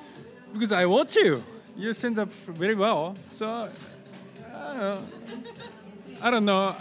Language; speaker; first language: English; non-native, learner; Japanese